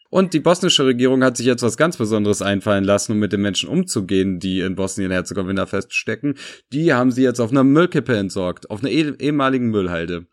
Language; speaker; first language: German; early bilingual, other home language; Serbian